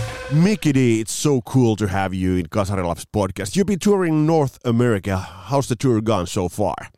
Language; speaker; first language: English; non-native, fluent; Finnish